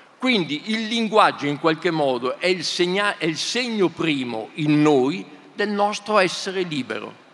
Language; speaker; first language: Italian; native; Italian